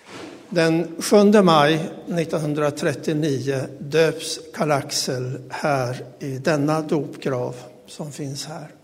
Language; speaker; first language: Swedish; native; Swedish